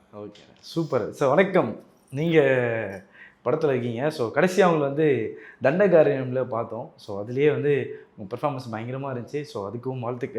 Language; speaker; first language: Tamil; native; Tamil